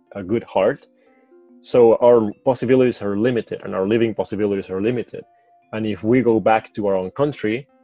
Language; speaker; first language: English; non-native, fluent; Spanish